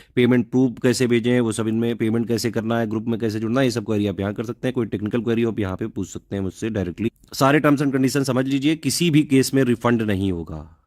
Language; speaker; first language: Hindi; native; Hindi